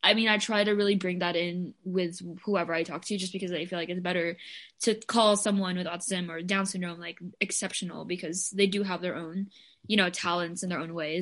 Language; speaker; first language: English; non-native, local second language; Filipino